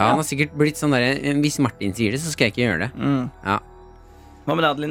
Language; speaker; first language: Norwegian; native; Norwegian